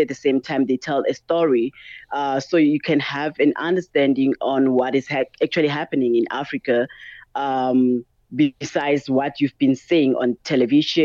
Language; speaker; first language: English; non-native, local second language; Tsonga